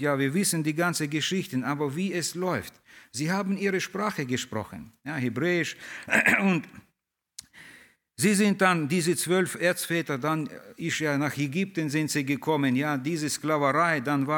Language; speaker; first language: German; early bilingual, heritage; German